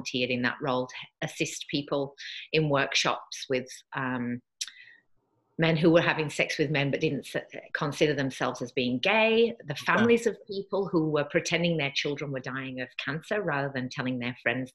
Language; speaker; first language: English; native; English